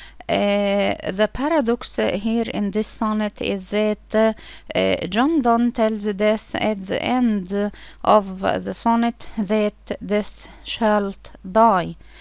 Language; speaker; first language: English; non-native, fluent; Arabic